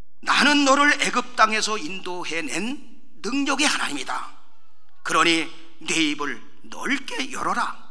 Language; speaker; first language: Korean; native; Korean